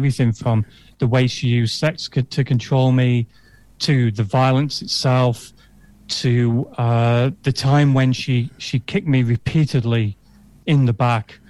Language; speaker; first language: English; native; English